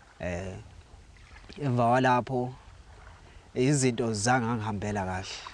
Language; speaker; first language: Zulu; native; Zulu